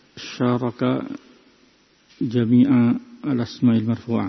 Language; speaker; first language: Arabic; non-native, fluent; Indonesian